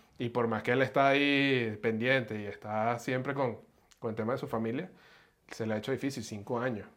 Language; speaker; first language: Spanish; native; Spanish